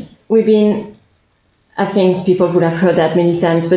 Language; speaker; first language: English; non-native, fluent; French